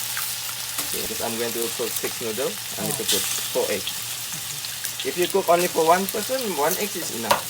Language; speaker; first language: English; non-native, fluent; Indonesian